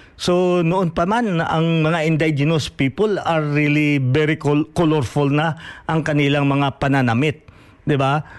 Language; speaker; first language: Filipino; non-native, local second language; Hiligaynon